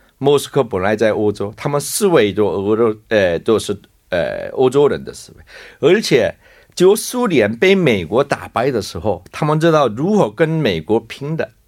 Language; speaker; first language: Chinese; non-native, fluent; Korean